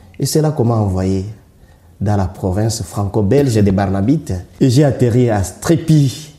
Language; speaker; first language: French; non-native, local second language; Swahili